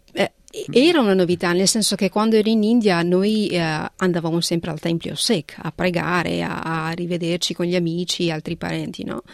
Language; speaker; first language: Italian; early bilingual, other home language; Punjabi